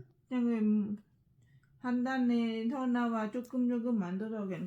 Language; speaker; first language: Korean; non-native, learner; Lao